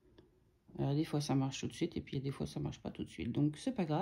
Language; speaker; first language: French; native; French